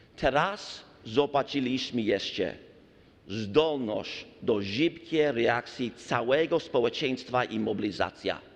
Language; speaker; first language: Polish; non-native, learner; English